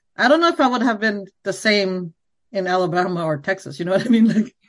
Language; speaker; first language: English; non-native, fluent; Khmer